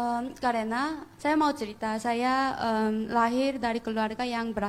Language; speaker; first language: Indonesian; non-native, fluent; Korean